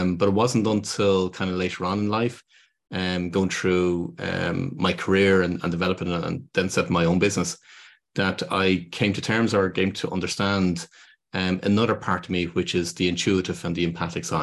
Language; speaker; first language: English; native; English